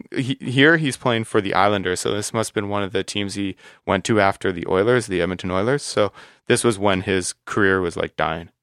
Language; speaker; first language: English; native; English